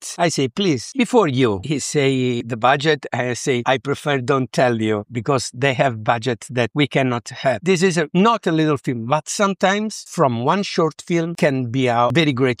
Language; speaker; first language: English; non-native, learner; Italian